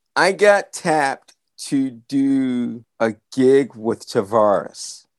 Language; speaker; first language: English; native; English